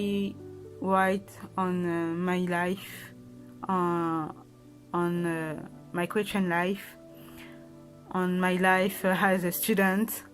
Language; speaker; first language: English; non-native, learner; French